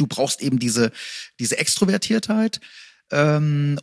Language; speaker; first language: German; native; German